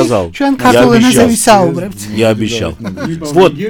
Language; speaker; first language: Russian; non-native, local second language; Georgian